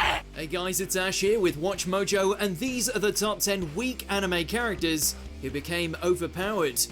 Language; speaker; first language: English; native; English